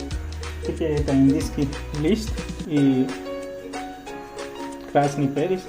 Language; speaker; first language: Russian; non-native, learner; Hindi